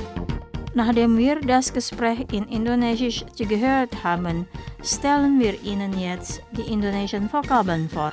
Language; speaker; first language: German; non-native, fluent; Indonesian